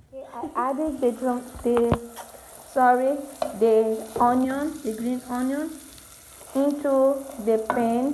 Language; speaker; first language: English; non-native, learner; Portuguese